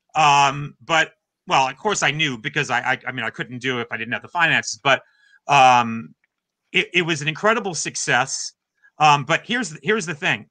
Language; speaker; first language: English; native; English